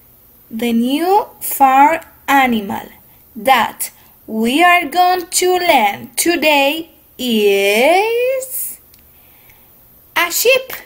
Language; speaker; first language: English; non-native, fluent; Spanish